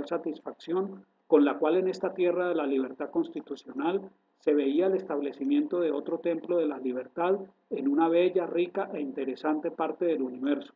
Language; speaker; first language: Spanish; native; Spanish